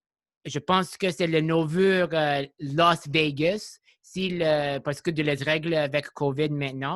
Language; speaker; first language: French; non-native, local second language; English